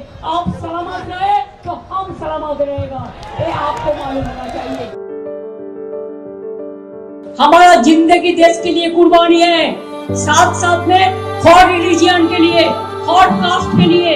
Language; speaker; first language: Hindi; non-native, local second language; Bangla